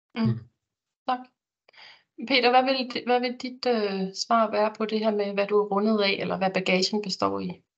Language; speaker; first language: Danish; native; Danish